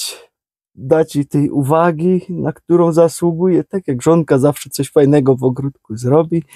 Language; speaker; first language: Polish; native; Polish